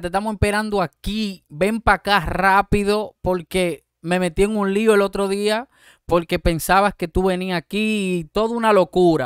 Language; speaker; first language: Spanish; native; Spanish